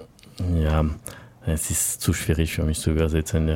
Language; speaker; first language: German; non-native, learner; French